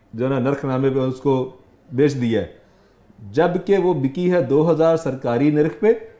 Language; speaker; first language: Urdu; non-native, local second language; Punjabi